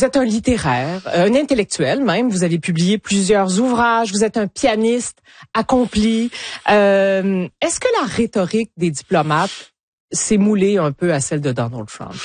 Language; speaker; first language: French; native; French